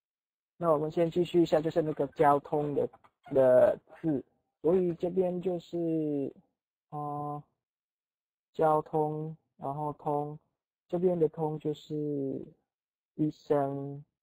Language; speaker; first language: Chinese; non-native, fluent; Indonesian